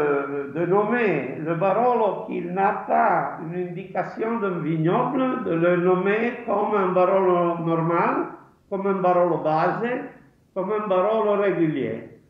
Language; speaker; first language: French; non-native, fluent; Italian